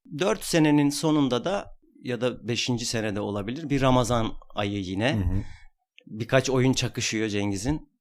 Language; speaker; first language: Turkish; non-native, local second language; Kurdish